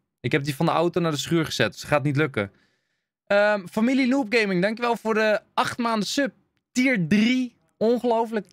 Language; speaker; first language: Dutch; native; Dutch